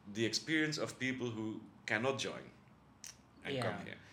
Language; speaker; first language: English; non-native, fluent; Dutch